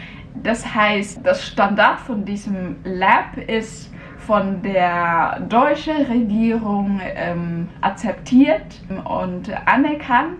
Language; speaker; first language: German; non-native, fluent; Cantonese